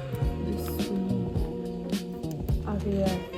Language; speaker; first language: French; non-native, learner; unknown